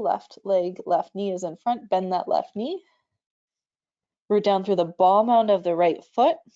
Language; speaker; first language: English; native; English